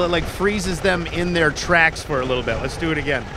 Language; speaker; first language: English; native; English